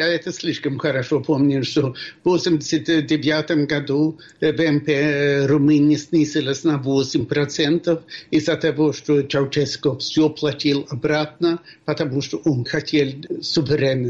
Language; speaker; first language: Russian; non-native, fluent; Swedish